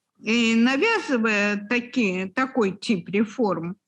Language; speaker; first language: Russian; native; Russian